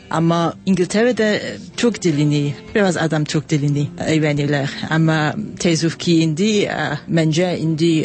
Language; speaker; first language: Azerbaijani; non-native, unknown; English